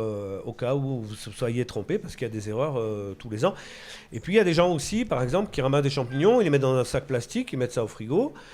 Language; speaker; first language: French; native; French